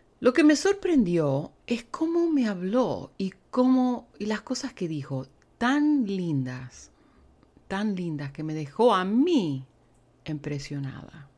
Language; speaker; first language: Spanish; native; Spanish